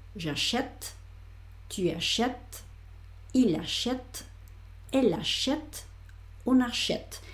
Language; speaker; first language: French; non-native, fluent; Spanish